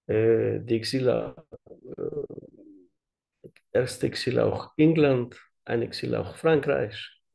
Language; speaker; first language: German; non-native, learner; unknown